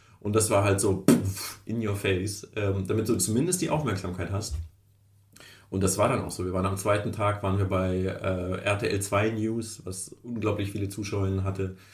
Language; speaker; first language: German; early bilingual, other home language; Russian